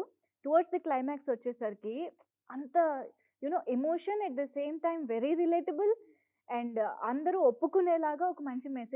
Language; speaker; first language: Telugu; native; Telugu